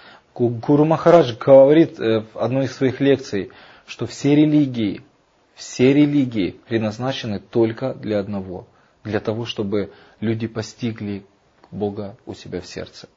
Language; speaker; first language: Russian; native; Russian